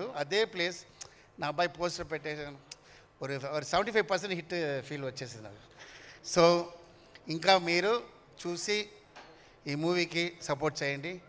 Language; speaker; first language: Telugu; non-native, learner; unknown